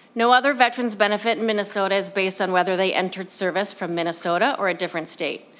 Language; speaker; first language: English; native; English